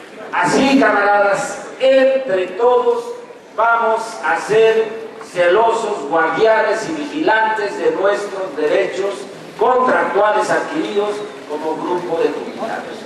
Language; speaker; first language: Spanish; native; Spanish